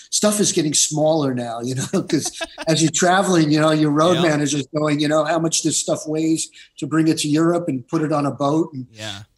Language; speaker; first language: English; native; English